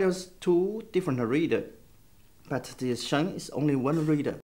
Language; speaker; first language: English; non-native, learner; Chinese